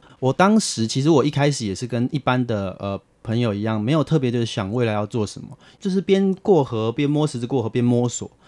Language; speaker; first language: Chinese; native; Chinese